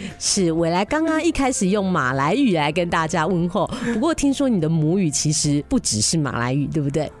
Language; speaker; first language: Chinese; native; Chinese